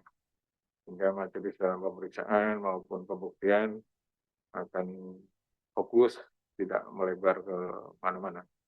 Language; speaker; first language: Indonesian; native; Indonesian